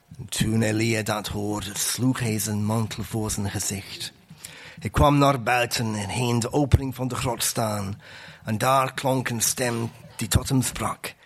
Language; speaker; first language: Dutch; non-native, fluent; English